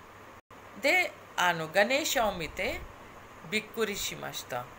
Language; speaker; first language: Japanese; non-native, fluent; Hindi